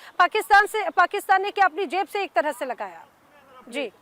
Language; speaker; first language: Hindi; native; Hindi